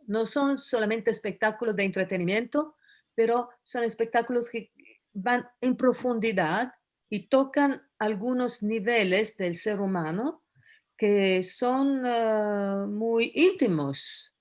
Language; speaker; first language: Spanish; non-native, fluent; Italian